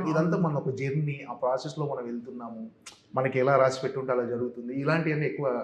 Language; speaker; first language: Telugu; native; Telugu